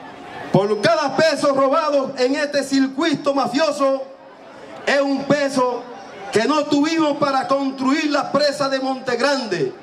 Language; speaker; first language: Spanish; native; Spanish